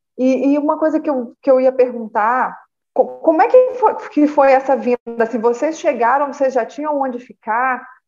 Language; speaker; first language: Portuguese; native; Portuguese